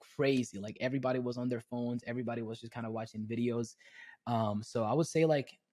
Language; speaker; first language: English; early bilingual, other home language; Spanish